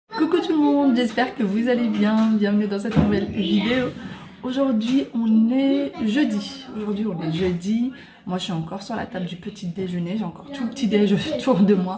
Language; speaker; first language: French; native; French